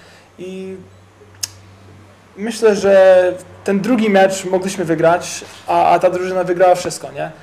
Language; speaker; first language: Polish; early bilingual, heritage; English